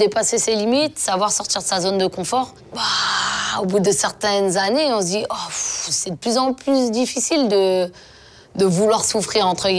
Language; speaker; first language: French; native; French